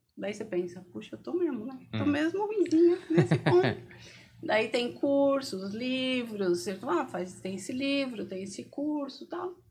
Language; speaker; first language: Portuguese; native; Portuguese